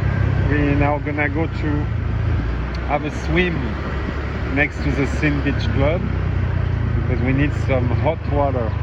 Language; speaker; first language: English; non-native, fluent; French